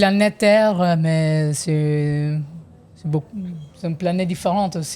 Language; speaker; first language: French; non-native, learner; Italian